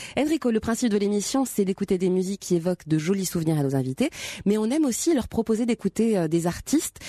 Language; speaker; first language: French; native; French